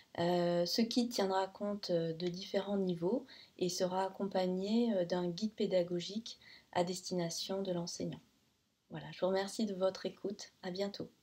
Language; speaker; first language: French; native; French